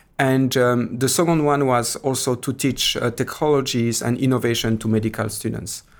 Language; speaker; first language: English; non-native, fluent; French